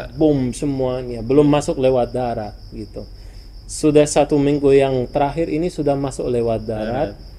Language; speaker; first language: Indonesian; non-native, fluent; Arabic